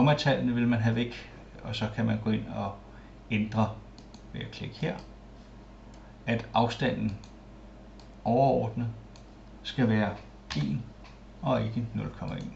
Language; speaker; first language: Danish; native; Danish